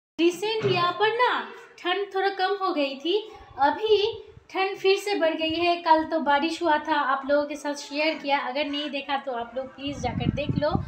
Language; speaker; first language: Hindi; non-native, local second language; Bangla